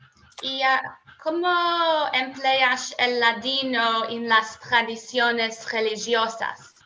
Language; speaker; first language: Spanish; non-native, learner; English